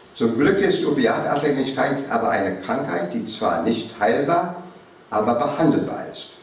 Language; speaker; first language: German; non-native, fluent; English